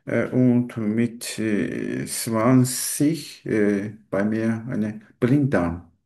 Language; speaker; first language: German; non-native, learner; Turkish